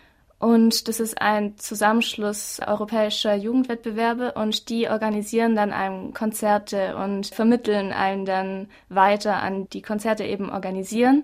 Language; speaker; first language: German; native; German